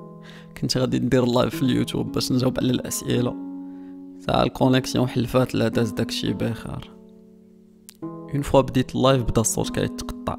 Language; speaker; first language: Arabic; native; Arabic